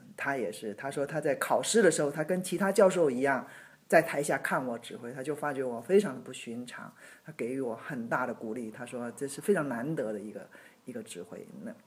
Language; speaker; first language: Chinese; native; Chinese